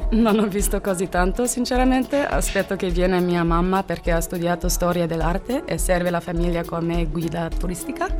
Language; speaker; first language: Italian; non-native, learner; German